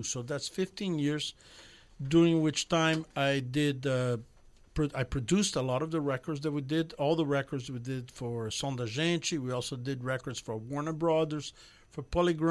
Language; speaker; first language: English; non-native, fluent; Portuguese